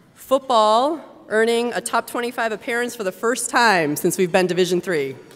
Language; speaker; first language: English; native; English